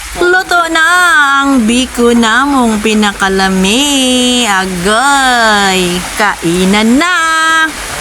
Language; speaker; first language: Cebuano; non-native, local second language; Hiligaynon